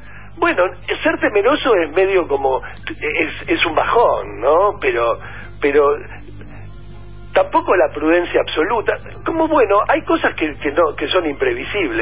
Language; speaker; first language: Spanish; native; Spanish